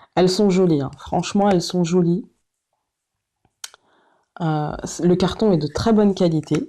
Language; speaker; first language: French; native; French